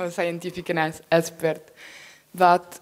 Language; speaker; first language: English; non-native, fluent; Italian